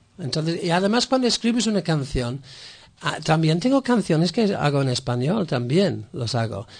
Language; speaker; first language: Spanish; non-native, fluent; English